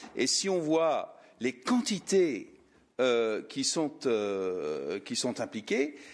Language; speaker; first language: French; non-native, fluent; Dutch